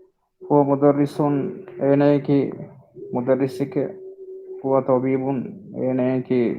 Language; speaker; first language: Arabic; non-native, learner; Divehi